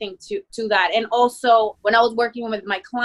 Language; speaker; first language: English; non-native, fluent; Spanish